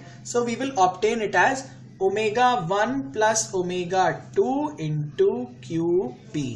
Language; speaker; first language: English; non-native, local second language; Hindi